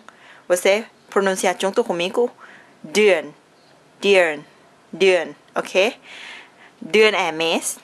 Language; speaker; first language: Portuguese; non-native, learner; Thai